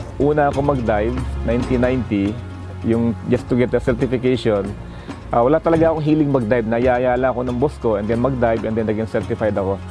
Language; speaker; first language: Filipino; native; Filipino